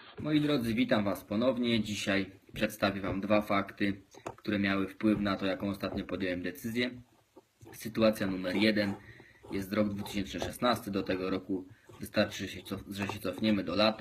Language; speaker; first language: Polish; native; Polish